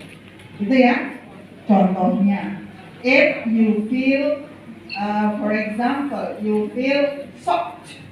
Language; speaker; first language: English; non-native, fluent; Indonesian